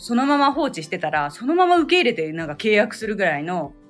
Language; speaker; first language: Japanese; native; Japanese